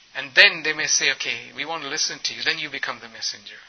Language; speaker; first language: English; early bilingual, other home language; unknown